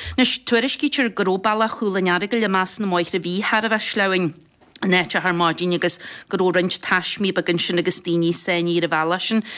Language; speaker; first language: Irish; native; Irish